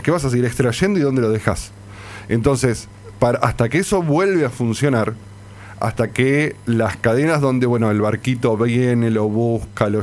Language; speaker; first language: Spanish; native; Spanish